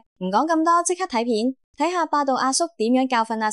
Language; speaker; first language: Cantonese; native; Cantonese